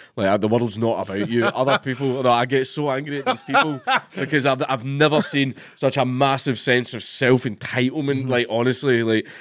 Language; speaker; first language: English; native; English